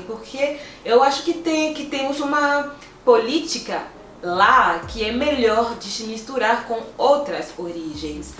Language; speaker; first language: Portuguese; non-native, fluent; French